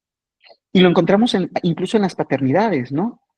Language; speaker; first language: Spanish; native; Spanish